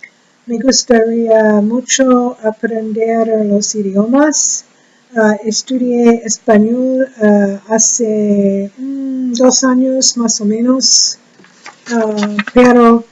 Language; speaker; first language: Spanish; non-native, learner; English